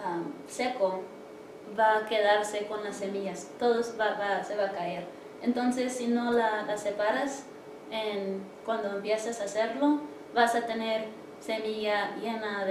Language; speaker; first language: Spanish; early bilingual, heritage; English